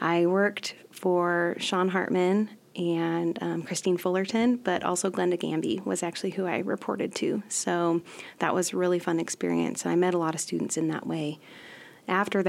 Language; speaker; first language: English; native; English